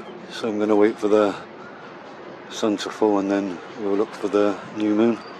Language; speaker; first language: English; early bilingual, other home language; Spanish